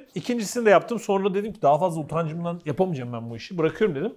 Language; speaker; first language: Turkish; native; Turkish